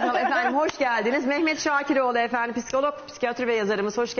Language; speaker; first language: Turkish; native; Turkish